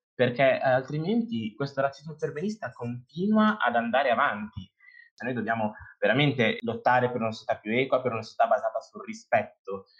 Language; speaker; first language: Italian; native; Italian